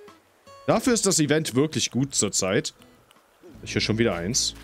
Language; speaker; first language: German; native; German